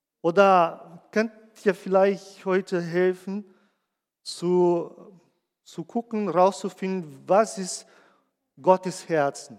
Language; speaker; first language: German; non-native, fluent; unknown